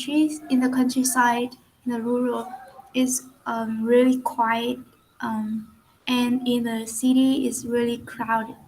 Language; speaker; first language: English; non-native, learner; Vietnamese